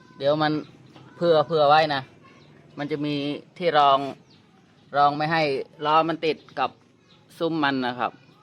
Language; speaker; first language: Thai; native; Thai